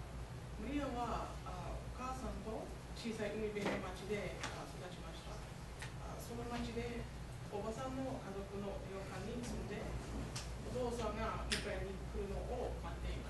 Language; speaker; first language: Japanese; non-native, learner; English